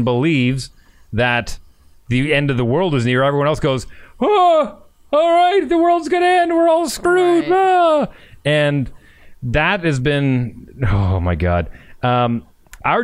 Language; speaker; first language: English; native; English